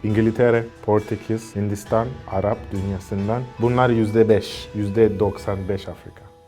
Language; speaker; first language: Turkish; non-native, fluent; Gusii